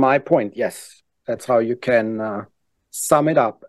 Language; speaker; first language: English; non-native, fluent; German